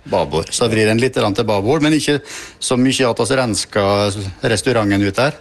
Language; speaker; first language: Norwegian; native; Norwegian